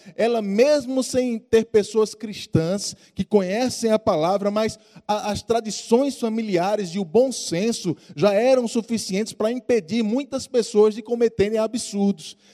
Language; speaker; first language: Portuguese; native; Portuguese